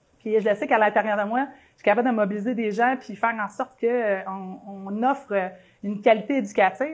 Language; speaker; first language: French; native; French